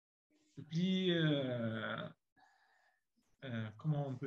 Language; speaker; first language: French; non-native, learner; Arabic